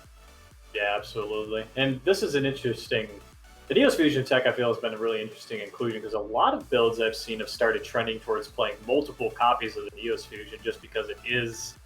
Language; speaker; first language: English; native; English